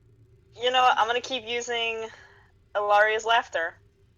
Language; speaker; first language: English; native; English